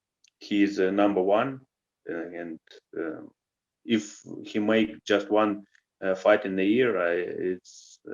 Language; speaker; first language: English; non-native, learner; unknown